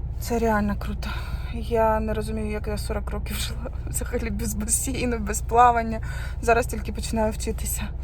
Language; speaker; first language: Ukrainian; non-native, local second language; Russian